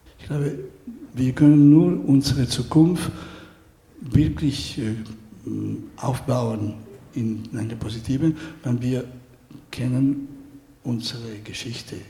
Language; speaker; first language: German; non-native, fluent; Spanish